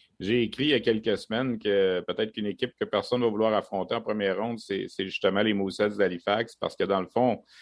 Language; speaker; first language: French; native; French